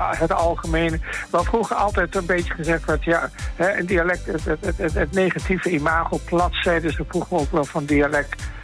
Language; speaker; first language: Dutch; native; Dutch